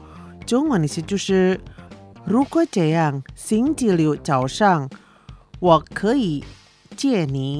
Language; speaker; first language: Chinese; early bilingual, heritage; Chinese